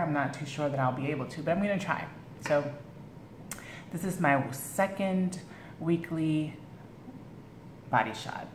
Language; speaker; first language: English; native; English